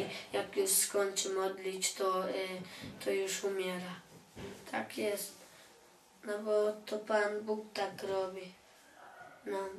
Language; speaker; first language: Polish; early bilingual, other home language; Chechen